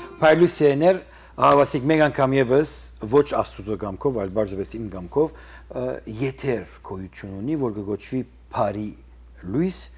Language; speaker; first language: Armenian; early bilingual, heritage; Armenian